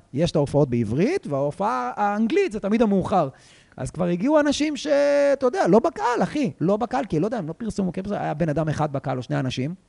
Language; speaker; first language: Hebrew; native; Hebrew